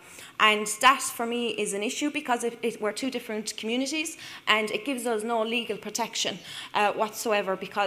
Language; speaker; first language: English; native; English